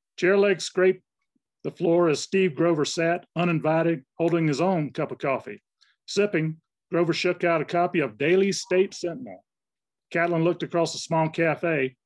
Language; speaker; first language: English; native; English